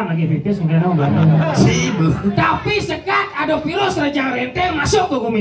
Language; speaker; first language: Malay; non-native, local second language; Balinese